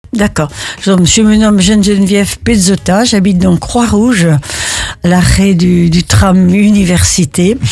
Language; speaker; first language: French; early bilingual, other home language; Italian